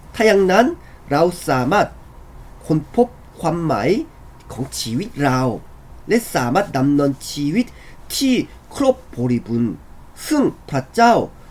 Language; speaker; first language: Thai; non-native, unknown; Korean